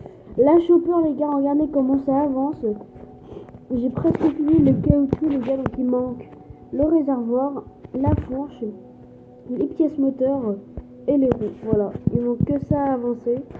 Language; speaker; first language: French; native; French